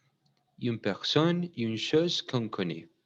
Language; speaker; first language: French; non-native, learner; Spanish